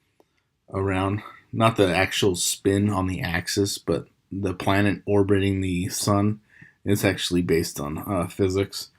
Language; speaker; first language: English; native; English